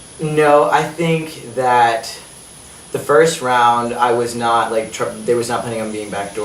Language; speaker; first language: English; native; English